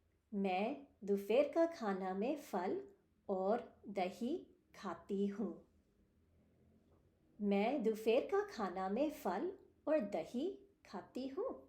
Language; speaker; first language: Hindi; early bilingual, heritage; Hindi